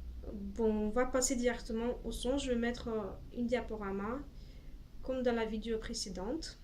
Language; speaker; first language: French; non-native, fluent; Russian